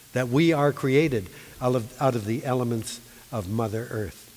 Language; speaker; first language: English; native; English